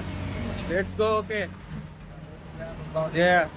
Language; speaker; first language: English; non-native, learner; Sinhala